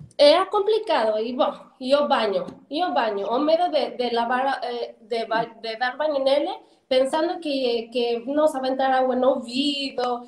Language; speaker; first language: Portuguese; non-native, fluent; Spanish